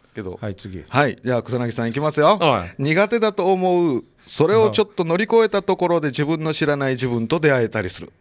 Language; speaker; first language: Japanese; native; Japanese